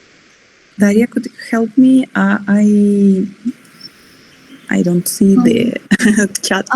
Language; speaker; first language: English; non-native, learner; Spanish